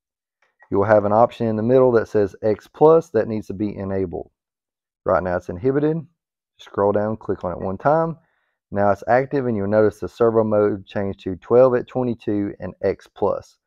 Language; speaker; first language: English; native; English